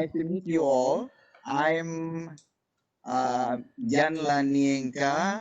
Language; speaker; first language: English; non-native, fluent; Indonesian